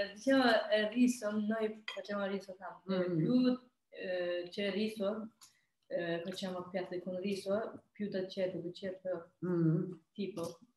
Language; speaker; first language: Italian; non-native, learner; Azerbaijani